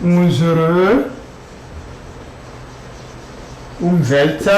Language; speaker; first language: German; non-native, fluent; French